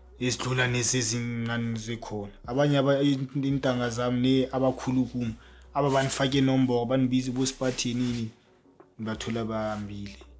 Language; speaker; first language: Zulu; non-native, local second language; Tswana